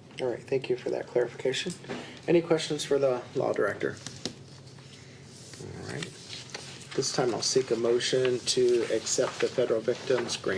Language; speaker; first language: English; native; English